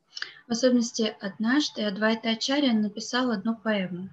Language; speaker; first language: Russian; native; Russian